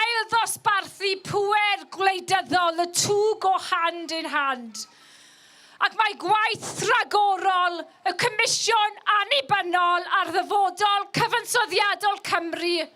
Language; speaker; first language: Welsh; non-native, local second language; English